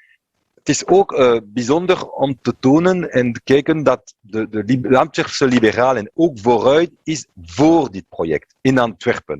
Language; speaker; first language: Dutch; non-native, local second language; French